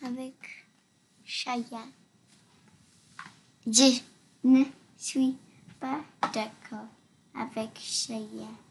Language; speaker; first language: French; non-native, learner; English